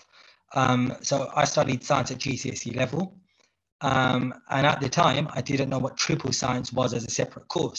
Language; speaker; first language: English; native; English